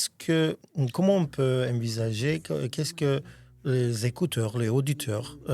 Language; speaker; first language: French; non-native, fluent; Armenian